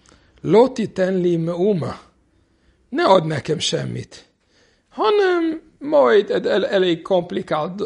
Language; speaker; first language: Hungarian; non-native, fluent; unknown